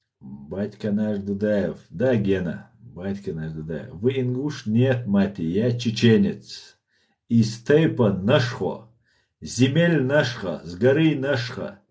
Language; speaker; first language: Russian; non-native, local second language; Chechen